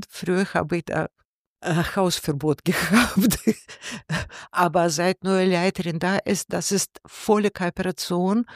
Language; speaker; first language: German; non-native, learner; Russian